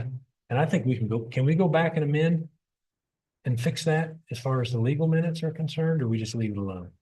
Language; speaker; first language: English; native; English